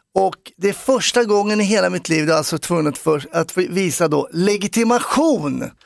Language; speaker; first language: Swedish; native; Swedish